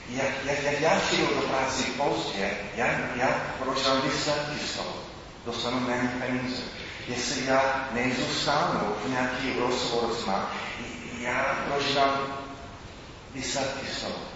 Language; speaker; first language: Czech; non-native, fluent; English